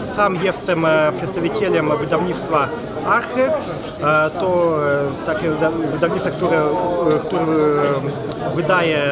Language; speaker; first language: Polish; non-native, fluent; Belarusian